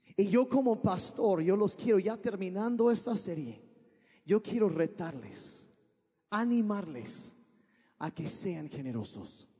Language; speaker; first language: Spanish; early bilingual, other home language; English